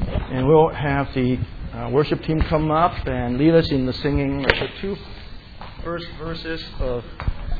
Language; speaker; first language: English; native; English